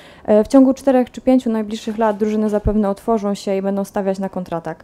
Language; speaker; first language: Polish; native; Polish